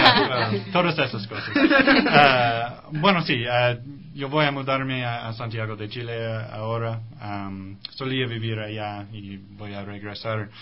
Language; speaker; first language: Spanish; non-native, fluent; English